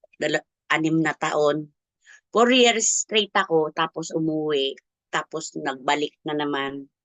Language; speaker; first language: Filipino; non-native, local second language; Cebuano